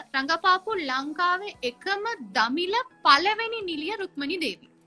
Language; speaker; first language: Sinhala; non-native, local second language; Tamil